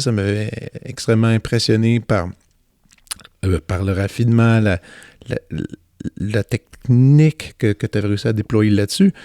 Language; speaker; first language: French; native; French